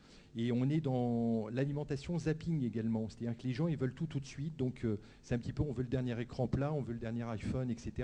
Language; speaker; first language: French; native; French